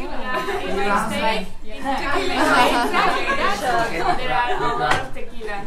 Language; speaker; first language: English; non-native, learner; Spanish